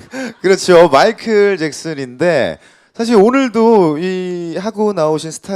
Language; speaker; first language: Korean; native; Korean